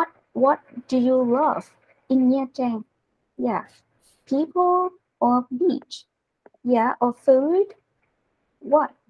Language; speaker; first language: English; non-native, learner; Vietnamese